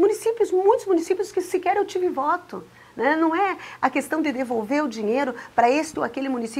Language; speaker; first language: Portuguese; native; Portuguese